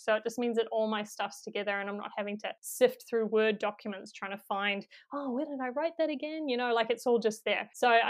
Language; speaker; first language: English; native; English